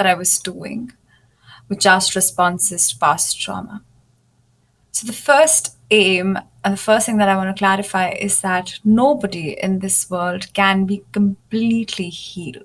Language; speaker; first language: English; non-native, local second language; Hindi